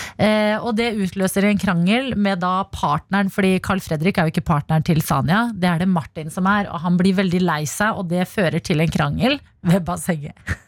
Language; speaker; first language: Norwegian; early bilingual, other home language; Albanian